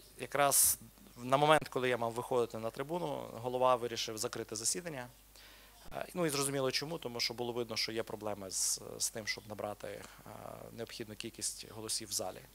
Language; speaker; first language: Ukrainian; native; Ukrainian